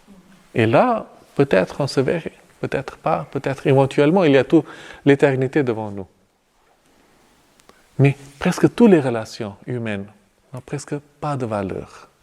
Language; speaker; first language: French; non-native, fluent; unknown